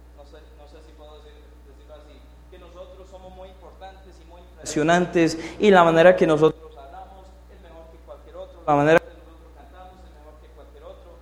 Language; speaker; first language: Spanish; non-native, fluent; English